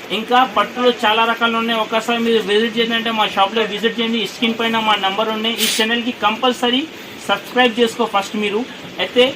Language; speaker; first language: Telugu; non-native, local second language; Urdu